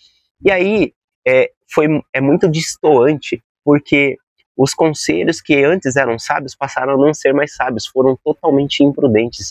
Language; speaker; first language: Portuguese; native; Portuguese